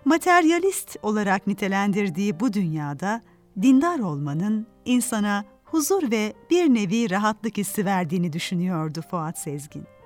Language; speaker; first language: Turkish; native; Turkish